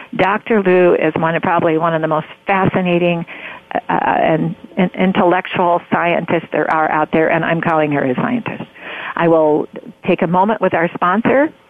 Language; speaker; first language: English; native; English